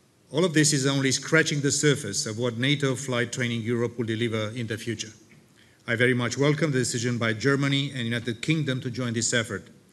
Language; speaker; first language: English; non-native, fluent; Romanian